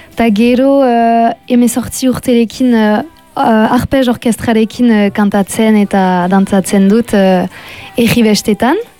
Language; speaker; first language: Basque; non-native, local second language; French